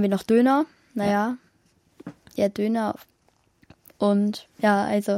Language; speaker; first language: German; early bilingual, other home language; Kurdish